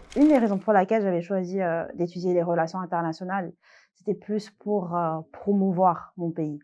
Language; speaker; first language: French; non-native, local second language; Malagasy